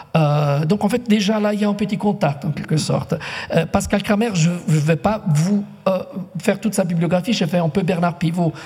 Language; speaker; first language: French; non-native, local second language; Italian